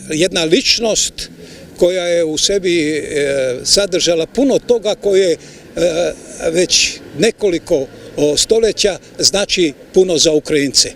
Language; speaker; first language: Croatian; early bilingual, other home language; Ukrainian